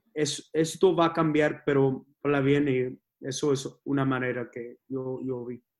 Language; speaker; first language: Spanish; early bilingual, heritage; Spanish